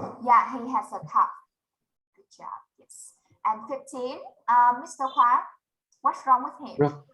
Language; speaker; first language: English; non-native, fluent; Vietnamese